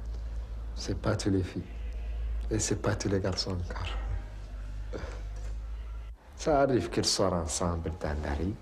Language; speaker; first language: French; non-native, local second language; Arabic